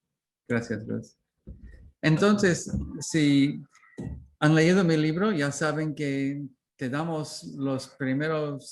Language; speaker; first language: Spanish; non-native, learner; English